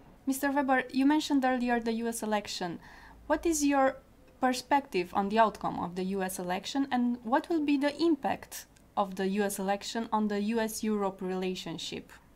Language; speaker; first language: English; non-native, fluent; Romanian